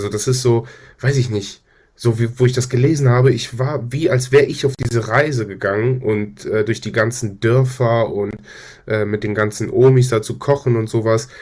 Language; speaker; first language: German; native; German